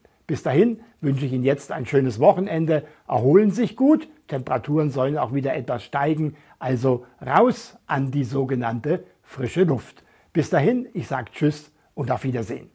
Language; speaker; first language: German; native; German